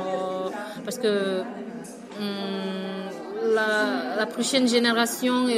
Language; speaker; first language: French; non-native, fluent; Vietnamese